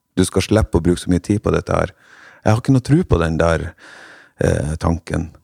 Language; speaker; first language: Norwegian; native; Norwegian